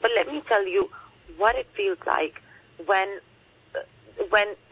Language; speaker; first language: English; non-native, local second language; Urdu